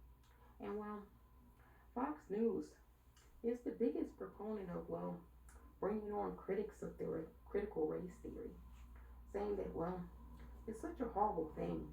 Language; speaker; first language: English; native; English